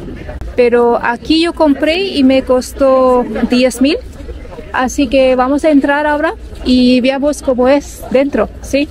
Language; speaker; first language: Spanish; non-native, learner; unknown